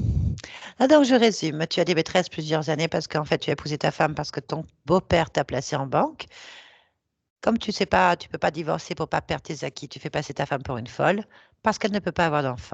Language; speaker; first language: French; native; French